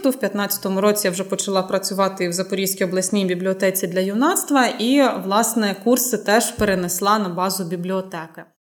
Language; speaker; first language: Ukrainian; native; Ukrainian